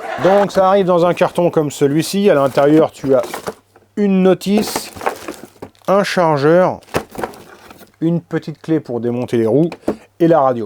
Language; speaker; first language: French; native; French